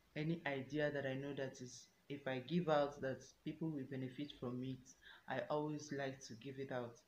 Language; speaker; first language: English; non-native, local second language; Igbo